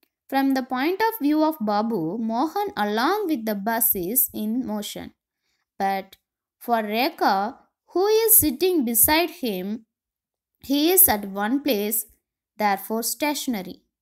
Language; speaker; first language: English; non-native, local second language; Tamil